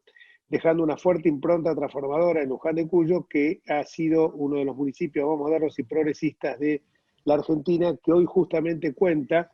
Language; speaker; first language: Spanish; native; Spanish